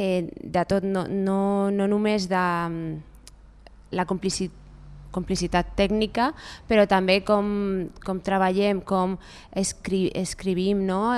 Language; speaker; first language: Catalan; non-native, fluent; Spanish